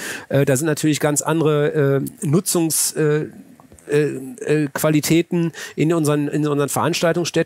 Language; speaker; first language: German; native; German